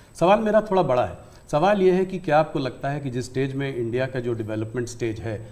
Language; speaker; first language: Hindi; native; Hindi